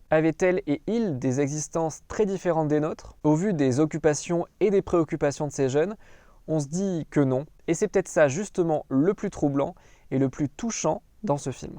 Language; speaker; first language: French; native; French